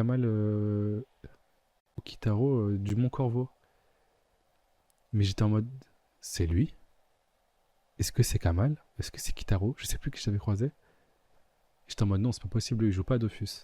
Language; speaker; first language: French; native; French